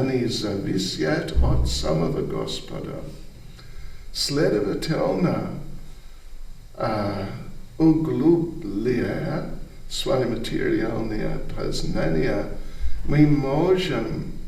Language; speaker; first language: Russian; non-native, learner; English